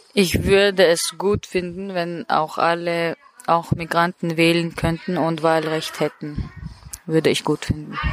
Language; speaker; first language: German; early bilingual, other home language; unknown